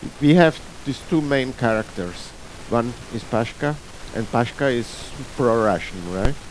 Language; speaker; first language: English; non-native, fluent; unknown